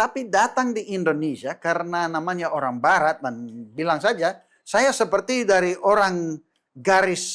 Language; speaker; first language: Indonesian; non-native, fluent; English